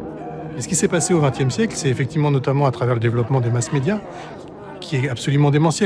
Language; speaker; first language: French; native; French